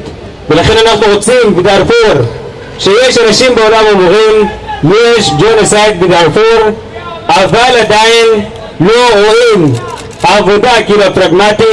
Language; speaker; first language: Hebrew; non-native, fluent; Arabic